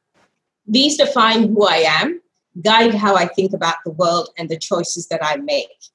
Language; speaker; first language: English; non-native, local second language; Ga